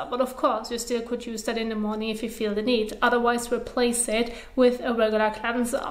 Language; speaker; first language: English; non-native, fluent; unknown